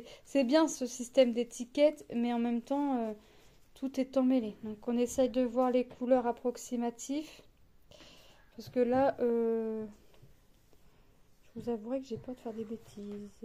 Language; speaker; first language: French; native; French